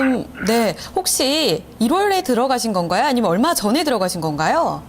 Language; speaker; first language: Korean; native; Korean